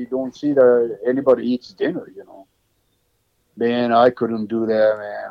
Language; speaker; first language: English; non-native, learner; Japanese